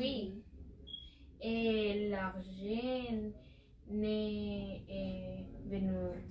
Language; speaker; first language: French; non-native, learner; Spanish